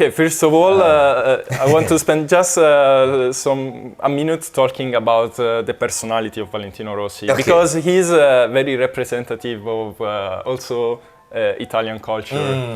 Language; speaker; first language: English; non-native, fluent; Italian